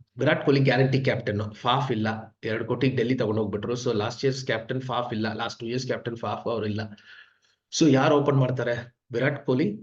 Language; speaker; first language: Kannada; non-native, local second language; Tamil